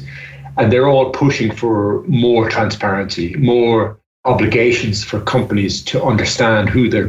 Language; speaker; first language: English; native; English